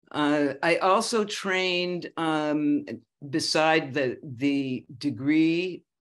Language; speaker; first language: English; native; English